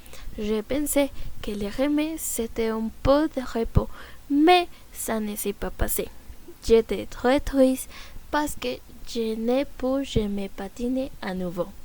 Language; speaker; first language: French; non-native, learner; Spanish